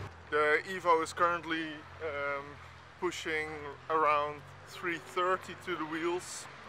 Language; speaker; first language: English; non-native, fluent; Dutch